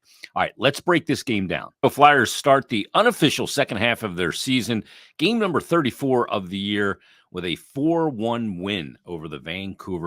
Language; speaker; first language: English; native; English